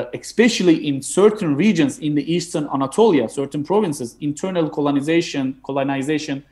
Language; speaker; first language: English; non-native, fluent; Turkish